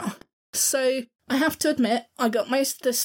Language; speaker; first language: English; native; English